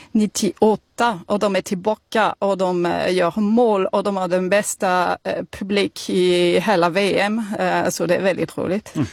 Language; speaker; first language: Swedish; non-native, fluent; French